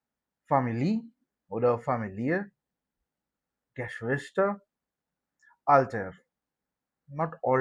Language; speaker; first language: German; non-native, fluent; Malayalam